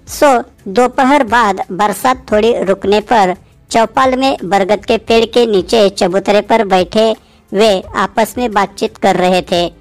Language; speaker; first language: Hindi; non-native, local second language; Marathi